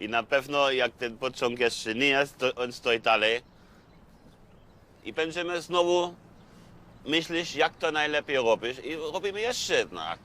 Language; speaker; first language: Polish; non-native, fluent; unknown